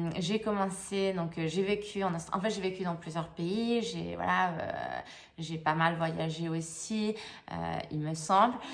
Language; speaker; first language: French; native; French